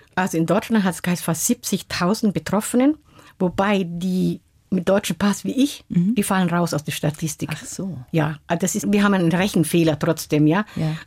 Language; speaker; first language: German; non-native, fluent; Somali